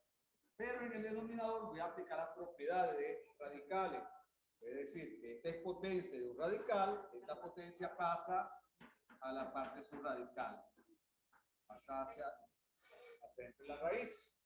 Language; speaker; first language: Spanish; native; Spanish